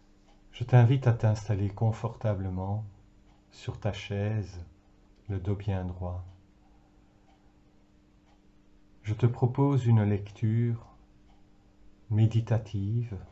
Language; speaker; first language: French; native; French